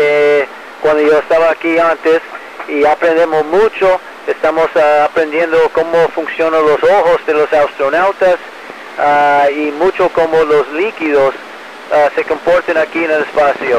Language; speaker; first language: Spanish; early bilingual, heritage; English